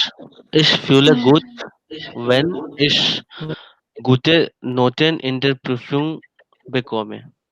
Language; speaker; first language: German; non-native, learner; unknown